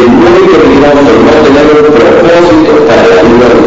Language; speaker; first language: Spanish; native; Spanish